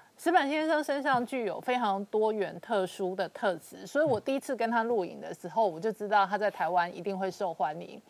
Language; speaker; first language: Chinese; native; Chinese